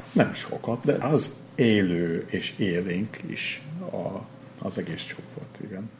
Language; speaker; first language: Hungarian; non-native, fluent; English